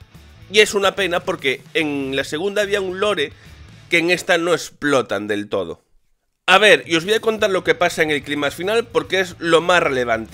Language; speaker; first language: Spanish; native; Spanish